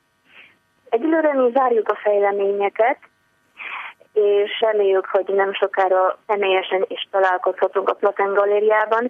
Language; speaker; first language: Hungarian; non-native, fluent; Polish